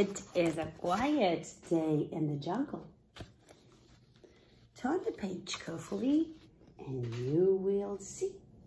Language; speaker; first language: English; non-native, fluent; Spanish